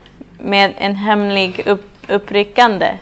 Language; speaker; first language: Swedish; non-native, fluent; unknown